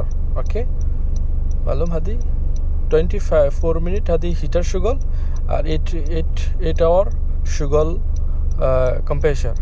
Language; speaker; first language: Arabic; non-native, learner; Bangla